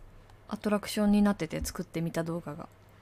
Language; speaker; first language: Japanese; native; Japanese